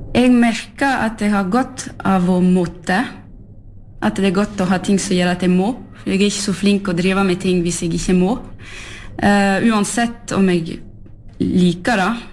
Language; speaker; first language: Norwegian; non-native, fluent; French